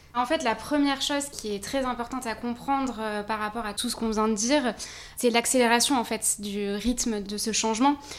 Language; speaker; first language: French; native; French